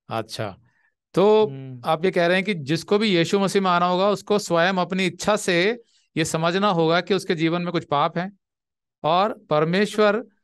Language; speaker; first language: Hindi; native; Hindi